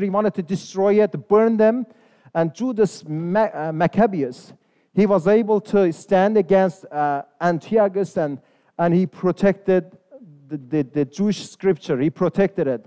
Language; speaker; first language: English; non-native, fluent; Persian